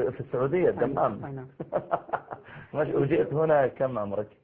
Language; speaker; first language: Arabic; native; Arabic